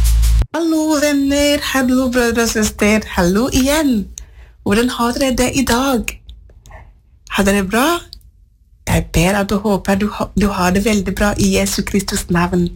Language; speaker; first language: Norwegian; non-native, fluent; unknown